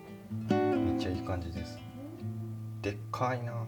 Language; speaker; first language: Japanese; native; Japanese